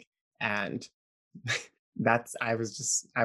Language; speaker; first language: English; native; English